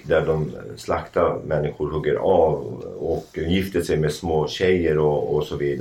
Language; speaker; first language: Swedish; non-native, fluent; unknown